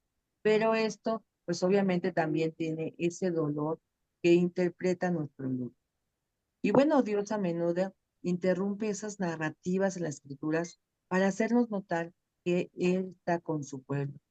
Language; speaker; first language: Spanish; native; Spanish